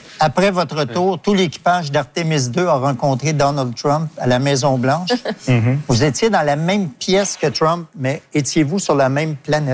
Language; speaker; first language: French; native; French